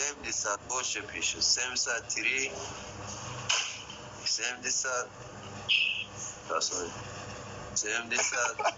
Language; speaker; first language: Russian; non-native, learner; Persian